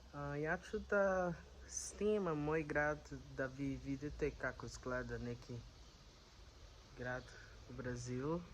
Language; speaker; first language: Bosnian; non-native, learner; Portuguese